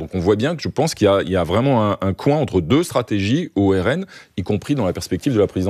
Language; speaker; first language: French; native; French